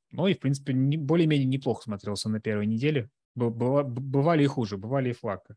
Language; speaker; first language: Russian; native; Russian